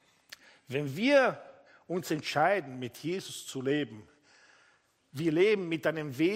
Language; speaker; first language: German; non-native, fluent; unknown